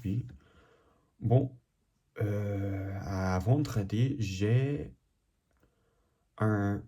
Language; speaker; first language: French; non-native, learner; English